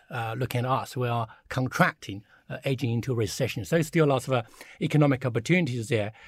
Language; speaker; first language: English; early bilingual, other home language; Chinese